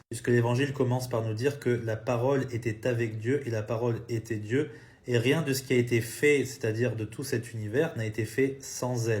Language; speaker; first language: French; native; French